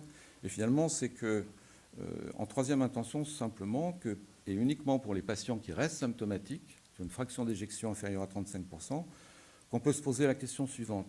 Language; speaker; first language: French; native; French